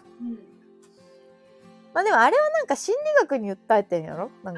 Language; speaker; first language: Japanese; native; Japanese